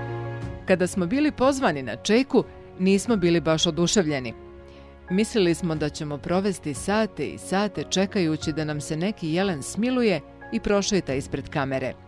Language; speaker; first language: Bosnian; native; Bosnian